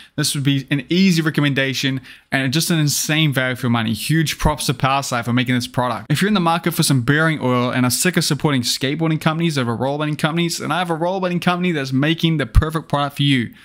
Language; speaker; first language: English; native; English